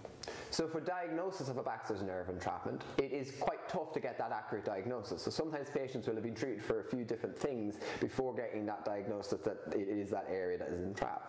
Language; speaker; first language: English; native; English